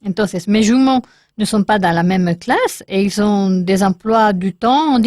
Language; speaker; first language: French; non-native, learner; Spanish